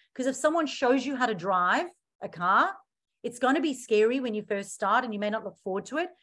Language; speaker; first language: English; native; English